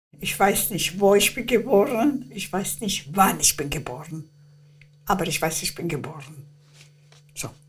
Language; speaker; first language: German; non-native, learner; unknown